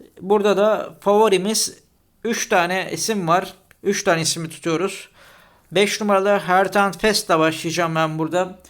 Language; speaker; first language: Turkish; native; Turkish